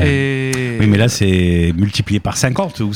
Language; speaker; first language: French; native; French